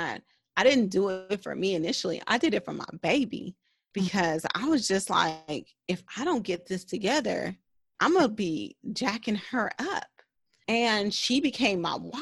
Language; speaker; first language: English; native; English